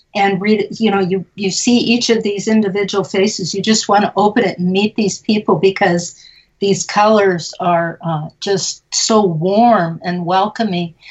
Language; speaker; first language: English; early bilingual, other home language; Spanish